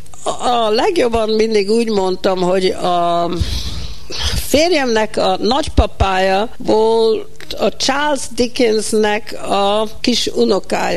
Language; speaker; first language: Hungarian; early bilingual, heritage; Hungarian